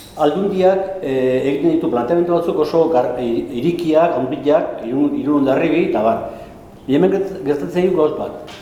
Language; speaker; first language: Basque; non-native, local second language; Spanish